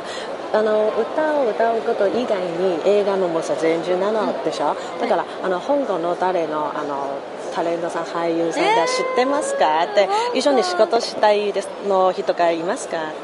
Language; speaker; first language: Japanese; non-native, fluent; Cantonese